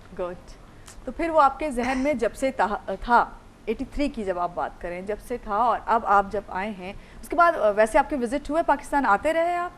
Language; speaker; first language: Urdu; native; Urdu